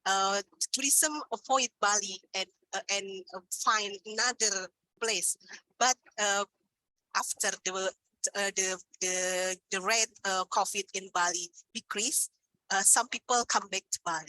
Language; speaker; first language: English; non-native, learner; Indonesian